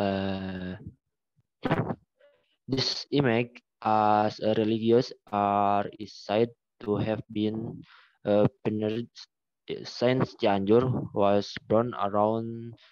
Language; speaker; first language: English; non-native, learner; Indonesian